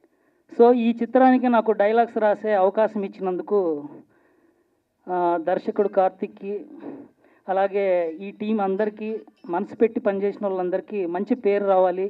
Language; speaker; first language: Telugu; native; Telugu